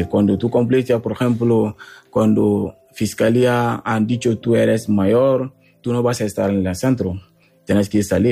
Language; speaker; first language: Spanish; non-native, learner; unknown